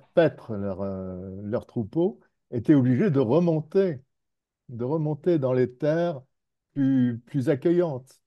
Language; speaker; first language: French; native; French